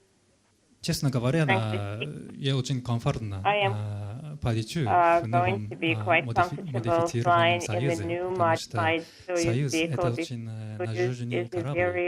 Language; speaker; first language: Russian; non-native, fluent; Japanese